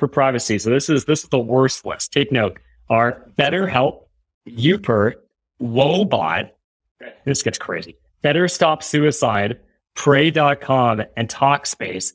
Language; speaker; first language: English; native; English